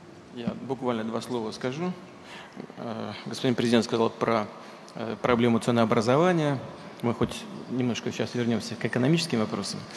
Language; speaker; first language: Russian; native; Russian